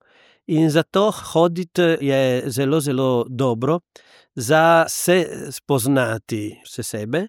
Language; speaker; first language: Slovenian; non-native, learner; Italian